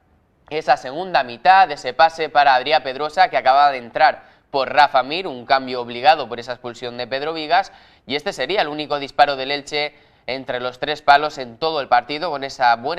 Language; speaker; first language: Spanish; native; Spanish